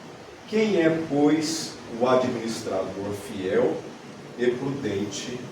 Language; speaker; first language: Portuguese; native; Portuguese